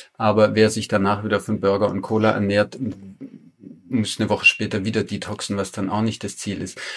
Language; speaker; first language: German; native; German